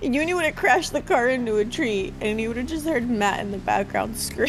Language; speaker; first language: English; native; English